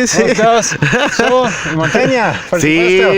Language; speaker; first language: Spanish; non-native, learner; English